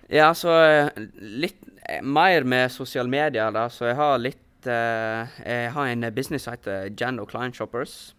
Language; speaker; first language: Norwegian; early bilingual, heritage; Norwegian